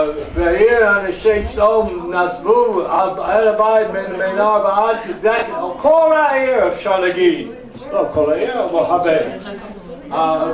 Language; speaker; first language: Hebrew; non-native, fluent; English